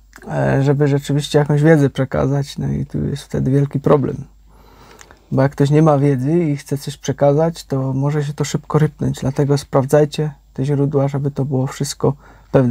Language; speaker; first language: Polish; native; Polish